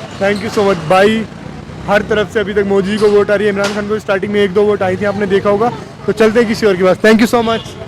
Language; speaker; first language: Hindi; native; Hindi